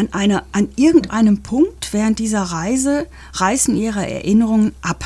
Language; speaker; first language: German; native; German